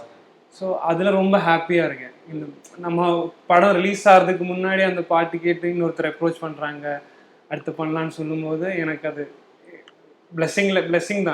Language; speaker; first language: Tamil; non-native, fluent; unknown